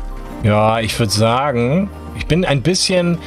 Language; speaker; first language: German; native; German